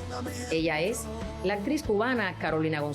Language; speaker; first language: Spanish; native; Spanish